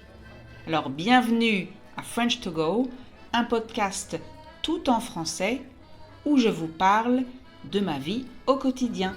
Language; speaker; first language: French; native; French